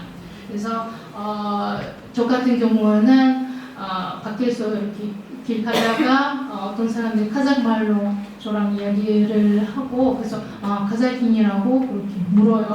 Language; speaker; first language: Korean; early bilingual, heritage; Russian